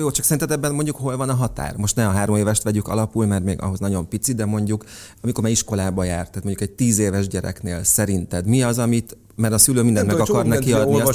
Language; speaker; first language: Hungarian; native; Hungarian